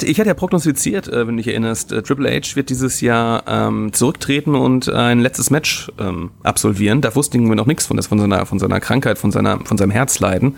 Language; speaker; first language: German; native; German